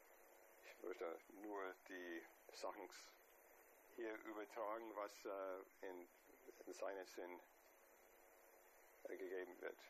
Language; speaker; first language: German; non-native, fluent; English